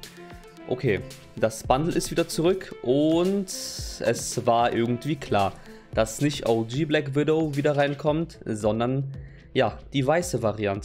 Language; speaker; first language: German; native; German